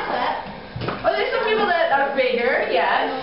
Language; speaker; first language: English; native; English